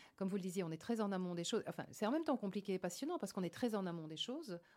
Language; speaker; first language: French; native; French